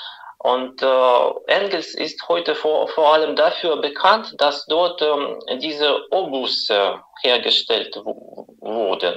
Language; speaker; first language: German; non-native, fluent; Russian